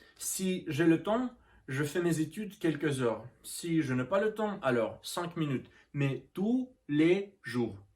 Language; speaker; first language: French; non-native, learner; Russian